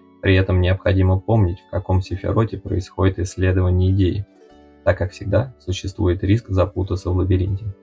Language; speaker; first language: Russian; native; Russian